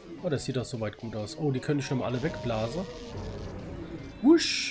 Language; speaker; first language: German; native; German